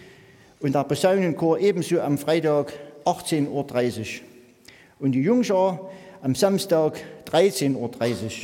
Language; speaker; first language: German; native; German